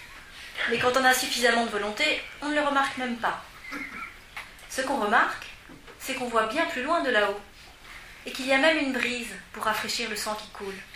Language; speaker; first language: French; native; French